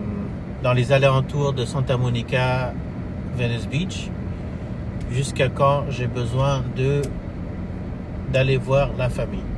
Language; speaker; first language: French; early bilingual, heritage; French